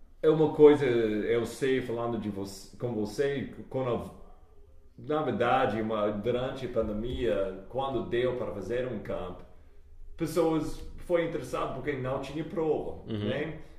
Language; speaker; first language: Portuguese; non-native, fluent; English